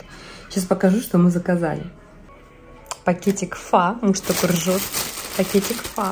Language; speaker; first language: Russian; native; Russian